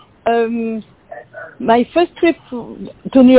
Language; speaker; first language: English; non-native, fluent; French